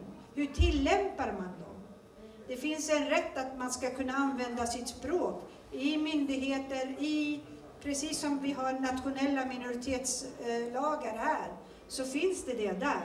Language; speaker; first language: Swedish; early bilingual, other home language; Turoyo